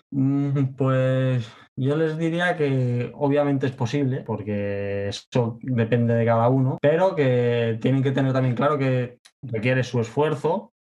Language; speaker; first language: Spanish; native; Spanish